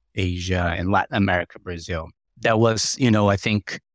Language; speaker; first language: English; non-native, fluent; Portuguese